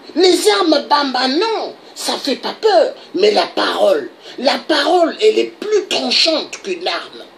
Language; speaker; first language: French; non-native, local second language; Lingala